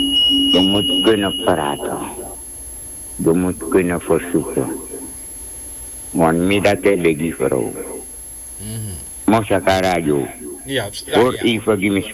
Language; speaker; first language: Dutch; non-native, local second language; Sranan Tongo